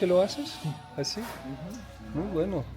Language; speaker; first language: Spanish; non-native, learner; Portuguese